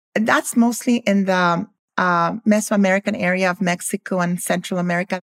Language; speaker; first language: English; early bilingual, other home language; Spanish